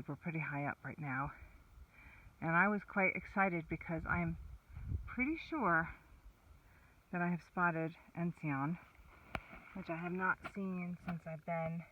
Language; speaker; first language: English; non-native, fluent; German